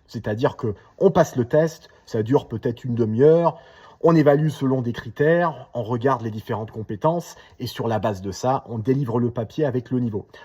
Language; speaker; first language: French; non-native, fluent; English